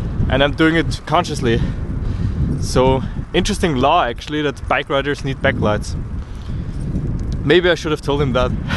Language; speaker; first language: English; non-native, fluent; German